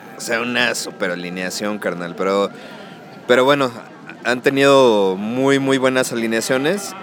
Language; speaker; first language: Spanish; native; Spanish